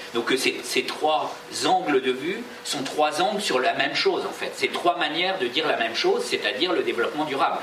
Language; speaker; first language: French; native; French